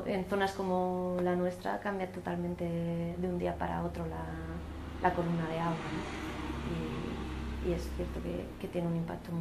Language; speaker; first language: Spanish; native; Spanish